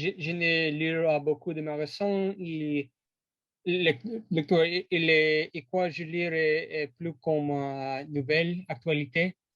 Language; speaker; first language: French; non-native, learner; English